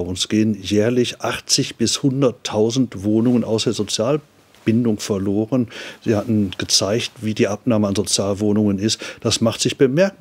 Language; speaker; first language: German; native; German